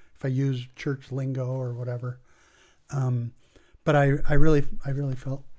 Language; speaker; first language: English; native; English